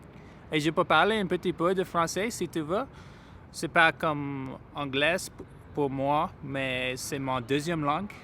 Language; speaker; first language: French; non-native, local second language; English